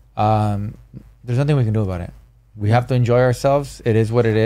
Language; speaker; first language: English; early bilingual, other home language; Spanish